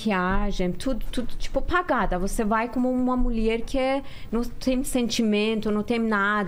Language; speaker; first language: Portuguese; non-native, learner; Persian